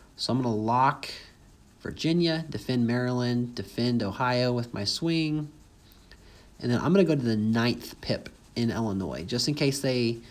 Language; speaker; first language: English; native; English